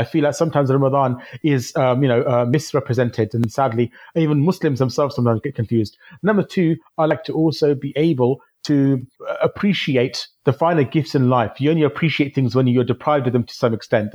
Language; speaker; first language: English; native; English